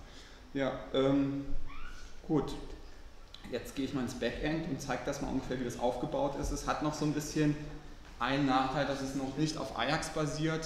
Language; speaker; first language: German; native; German